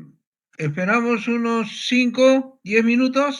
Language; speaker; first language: Spanish; native; Spanish